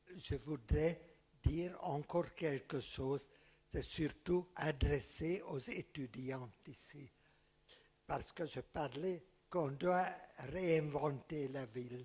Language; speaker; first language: French; non-native, fluent; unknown